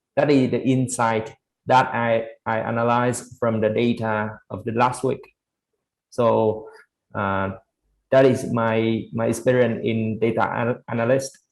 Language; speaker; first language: English; non-native, learner; Vietnamese